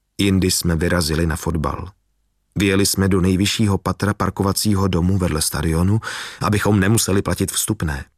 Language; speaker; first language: Czech; native; Czech